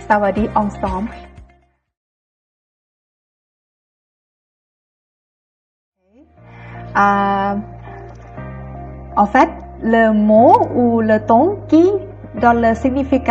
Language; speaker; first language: French; non-native, fluent; Thai